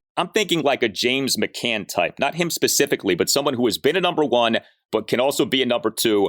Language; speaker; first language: English; native; English